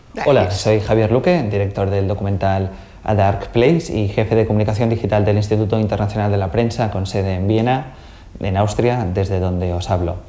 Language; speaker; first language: Spanish; native; Spanish